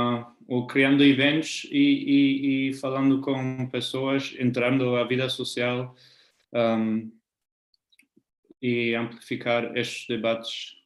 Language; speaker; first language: Portuguese; non-native, fluent; German